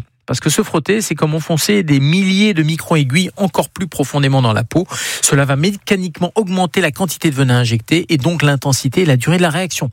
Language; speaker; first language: French; native; French